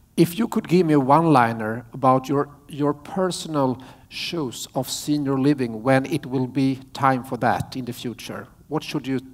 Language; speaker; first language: English; non-native, fluent; Swedish